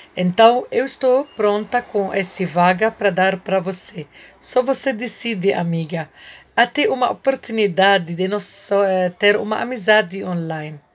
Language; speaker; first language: Portuguese; non-native, learner; Arabic